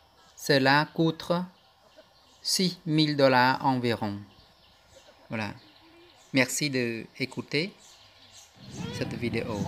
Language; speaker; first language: French; non-native, fluent; Khmer